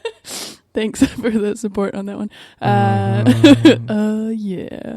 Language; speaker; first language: English; native; English